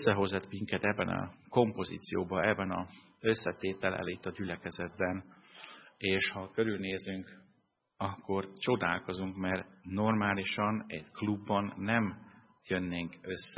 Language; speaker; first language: Hungarian; non-native, fluent; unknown